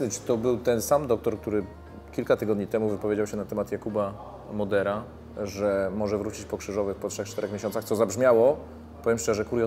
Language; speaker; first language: Polish; native; Polish